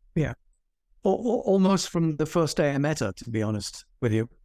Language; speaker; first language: English; native; English